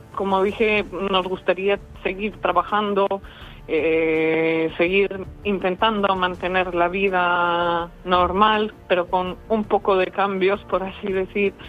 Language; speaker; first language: Spanish; non-native, fluent; Ukrainian